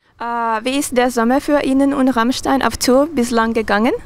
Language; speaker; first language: German; non-native, fluent; Finnish